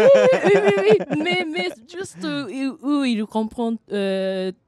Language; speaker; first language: French; non-native, fluent; Japanese